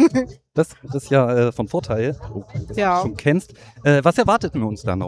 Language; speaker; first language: German; native; German